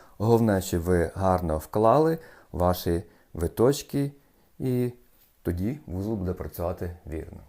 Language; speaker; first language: Ukrainian; native; Ukrainian